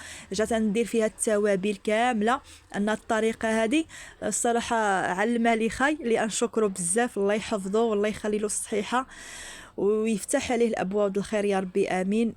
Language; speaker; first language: Arabic; native; Arabic